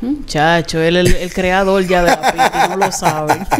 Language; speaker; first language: Spanish; early bilingual, heritage; Spanish